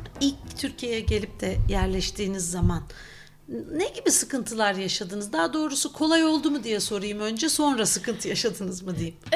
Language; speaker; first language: Turkish; native; Turkish